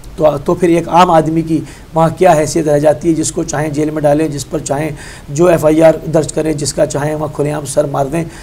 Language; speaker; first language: Urdu; native; Urdu